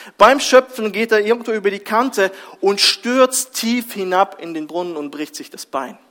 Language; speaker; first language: German; early bilingual, other home language; Russian